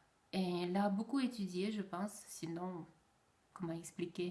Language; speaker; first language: French; non-native, fluent; Russian